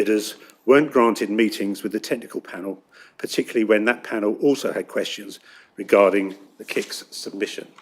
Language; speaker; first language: English; native; English